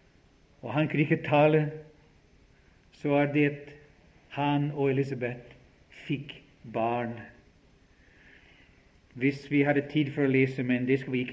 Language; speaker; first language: Swedish; non-native, fluent; English